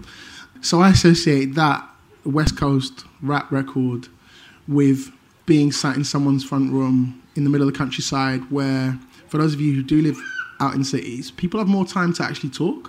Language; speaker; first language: English; native; English